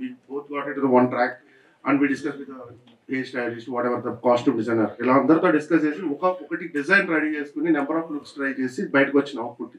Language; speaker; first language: Telugu; native; Telugu